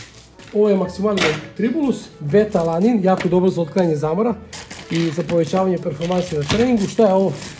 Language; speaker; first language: Croatian; native; Croatian